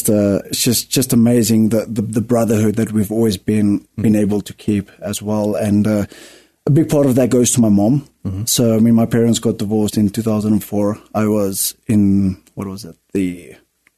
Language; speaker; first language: English; non-native, local second language; Afrikaans